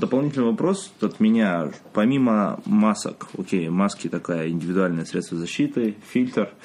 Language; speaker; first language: Russian; native; Russian